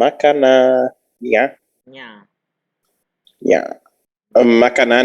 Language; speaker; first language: Indonesian; non-native, learner; English